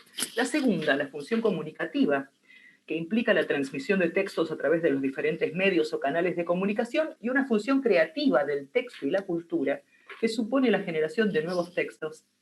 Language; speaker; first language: Spanish; native; Spanish